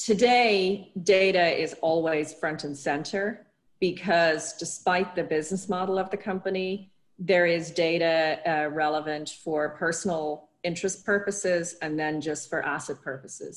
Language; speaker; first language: English; native; English